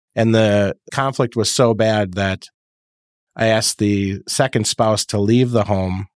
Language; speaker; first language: English; native; English